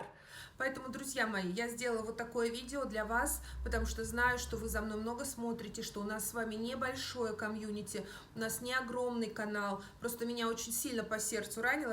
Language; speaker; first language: Russian; native; Russian